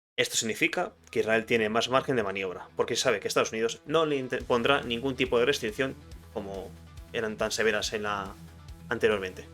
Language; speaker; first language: Spanish; native; Spanish